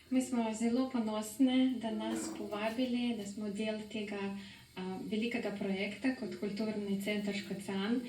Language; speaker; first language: Slovenian; non-native, fluent; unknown